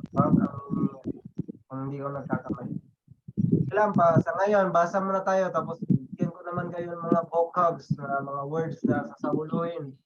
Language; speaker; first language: Filipino; non-native, local second language; Cebuano